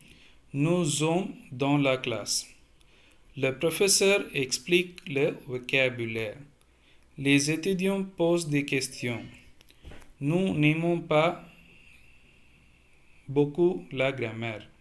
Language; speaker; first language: French; non-native, learner; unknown